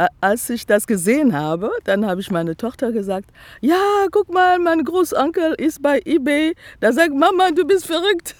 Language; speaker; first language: German; non-native, fluent; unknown